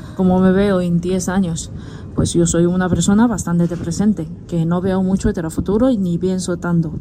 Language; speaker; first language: Spanish; non-native, learner; Chinese